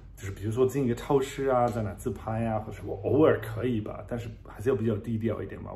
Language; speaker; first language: Chinese; non-native, fluent; German